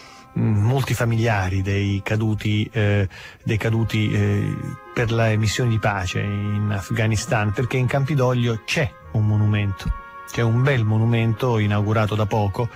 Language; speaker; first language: Italian; native; Italian